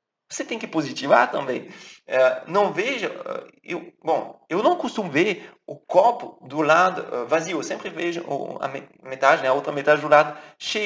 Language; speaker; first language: Portuguese; non-native, fluent; French